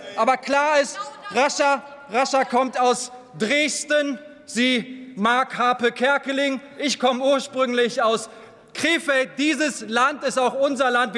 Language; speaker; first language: German; early bilingual, other home language; Turkish